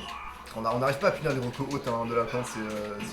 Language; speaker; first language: French; native; French